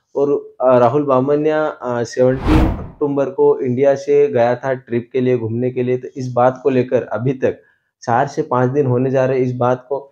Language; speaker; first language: Hindi; native; Hindi